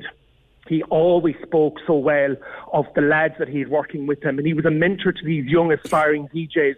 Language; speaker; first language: English; native; English